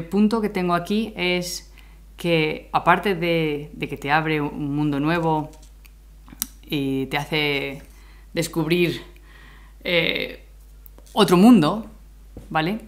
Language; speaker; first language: Spanish; native; Spanish